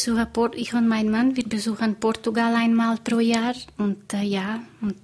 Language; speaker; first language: German; non-native, fluent; Portuguese